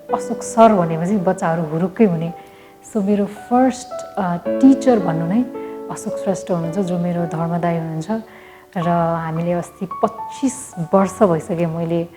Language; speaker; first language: Nepali; native; Nepali